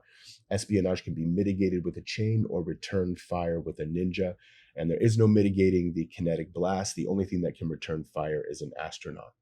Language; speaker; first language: English; native; English